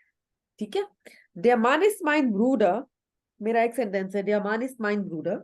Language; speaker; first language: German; non-native, fluent; Urdu